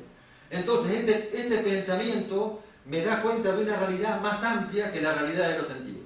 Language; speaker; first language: Spanish; native; Spanish